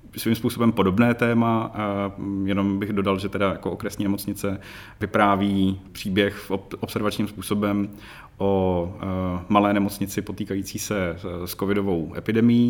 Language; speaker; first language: Czech; native; Czech